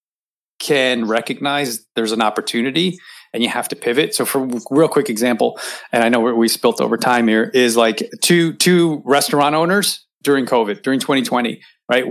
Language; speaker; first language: English; native; English